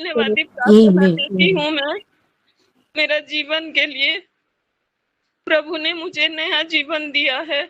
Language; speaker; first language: Hindi; non-native, local second language; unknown